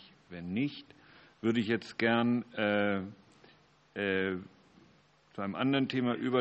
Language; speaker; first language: German; native; German